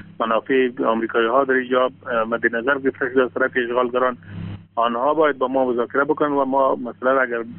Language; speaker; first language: Persian; non-native, local second language; Pashto